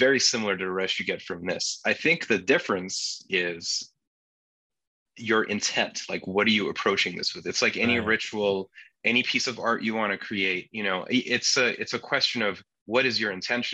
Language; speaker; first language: English; non-native, fluent; Turkish